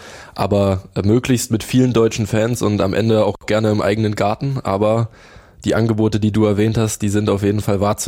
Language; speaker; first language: German; native; German